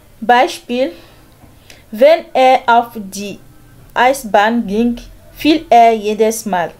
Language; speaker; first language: German; non-native, fluent; French